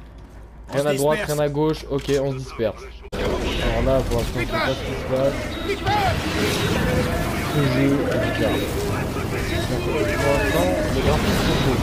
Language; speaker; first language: French; native; French